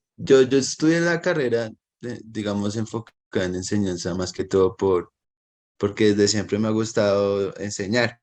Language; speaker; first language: Spanish; native; Spanish